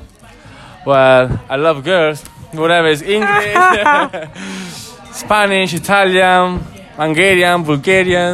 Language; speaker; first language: English; non-native, learner; Italian